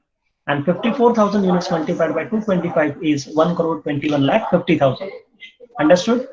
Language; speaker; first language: English; non-native, local second language; Marathi